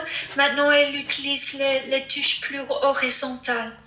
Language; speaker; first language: French; non-native, fluent; English